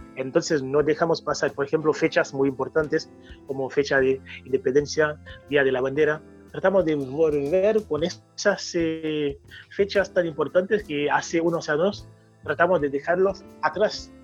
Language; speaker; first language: Spanish; non-native, fluent; Haitian Creole